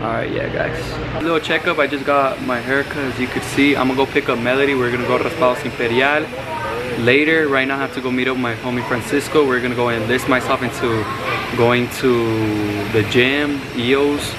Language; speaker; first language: English; early bilingual, other home language; Spanish